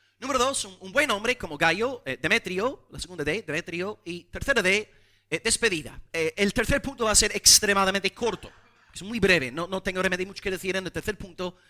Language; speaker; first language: Spanish; non-native, fluent; English